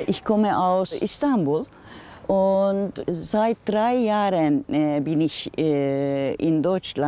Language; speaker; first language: German; non-native, learner; Turkish